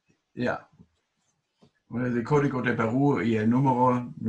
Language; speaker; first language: Spanish; non-native, fluent; German